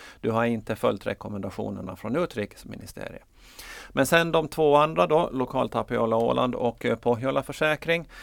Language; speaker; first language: Swedish; native; Swedish